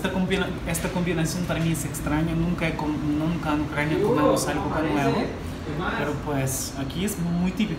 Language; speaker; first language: Spanish; non-native, fluent; Ukrainian